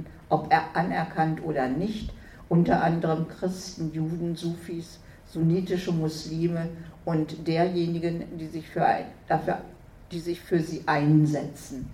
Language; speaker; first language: German; native; German